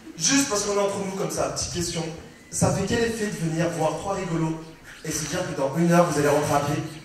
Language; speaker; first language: French; early bilingual, other home language; Vietnamese